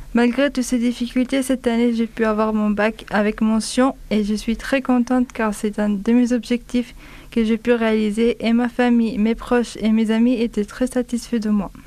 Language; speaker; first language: French; non-native, fluent; Arabic